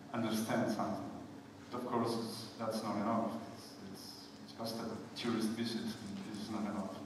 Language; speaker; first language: English; non-native, fluent; Spanish